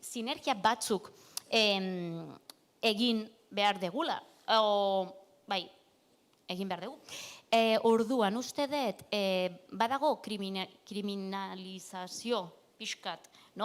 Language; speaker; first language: Basque; non-native, local second language; Catalan